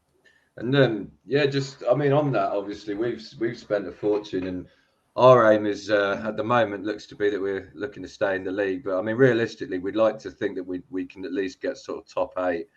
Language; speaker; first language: English; native; English